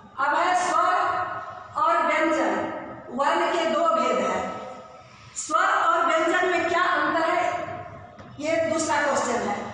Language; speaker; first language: Hindi; native; Hindi